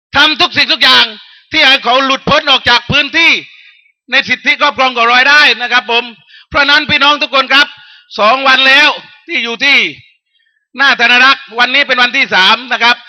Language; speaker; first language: Thai; non-native, local second language; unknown